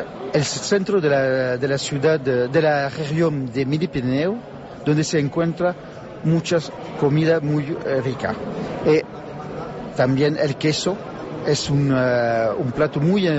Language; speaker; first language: Spanish; non-native, learner; French